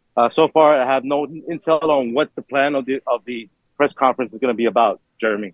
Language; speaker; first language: English; native; English